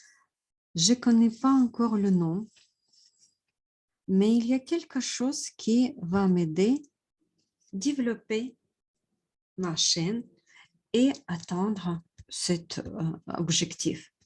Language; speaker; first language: French; non-native, fluent; Russian